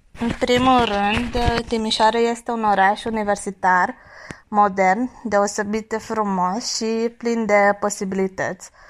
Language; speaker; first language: Romanian; non-native, fluent; Hungarian